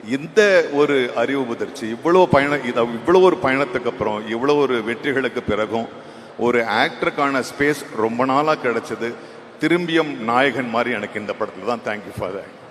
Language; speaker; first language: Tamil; native; Tamil